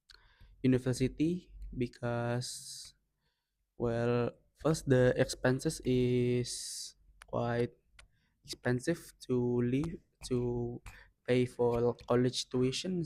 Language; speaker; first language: English; non-native, learner; Indonesian